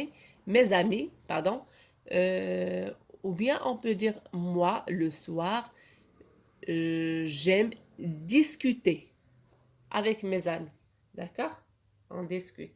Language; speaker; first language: French; non-native, local second language; Arabic